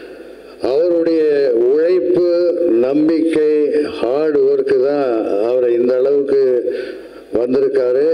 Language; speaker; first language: Tamil; native; Tamil